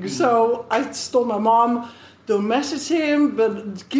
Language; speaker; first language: English; non-native, fluent; Dutch